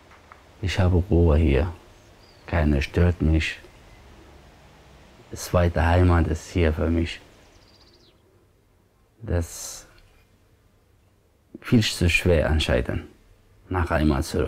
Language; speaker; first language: German; non-native, learner; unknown